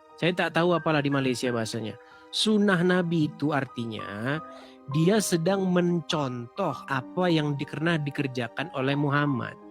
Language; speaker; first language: Indonesian; native; Indonesian